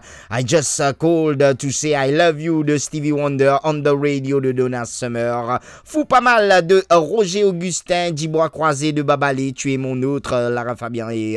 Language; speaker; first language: French; non-native, local second language; Morisyen